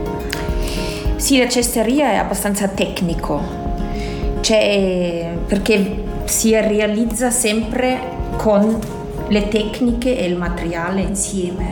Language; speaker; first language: Italian; non-native, fluent; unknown